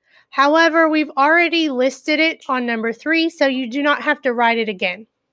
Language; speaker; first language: English; native; English